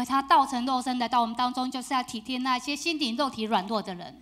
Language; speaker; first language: Chinese; native; Chinese